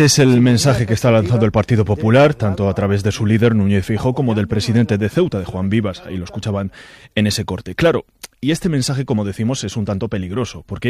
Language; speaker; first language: Spanish; native; Spanish